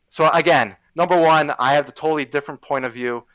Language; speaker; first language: English; native; English